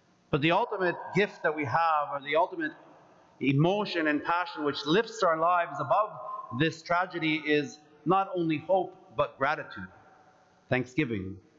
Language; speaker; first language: English; early bilingual, other home language; Greek